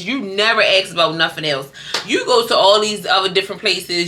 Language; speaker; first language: English; native; English